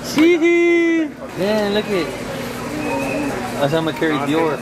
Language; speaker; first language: English; early bilingual, other home language; Spanish